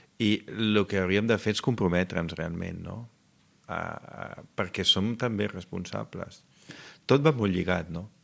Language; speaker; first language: Catalan; non-native, fluent; Italian